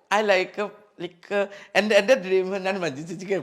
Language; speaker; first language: Malayalam; non-native, local second language; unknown